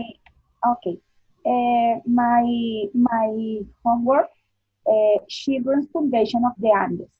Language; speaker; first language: English; non-native, learner; Spanish